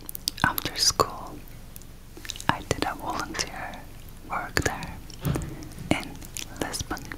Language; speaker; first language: English; non-native, fluent; Turkish